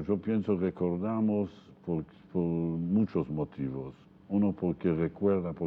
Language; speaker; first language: Spanish; non-native, fluent; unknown